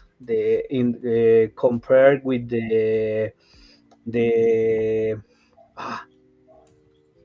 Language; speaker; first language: English; non-native, learner; Spanish